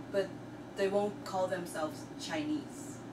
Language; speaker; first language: English; non-native, learner; Chinese